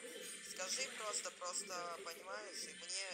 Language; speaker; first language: Russian; native; Russian